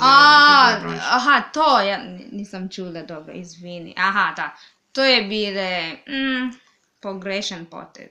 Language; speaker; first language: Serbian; non-native, learner; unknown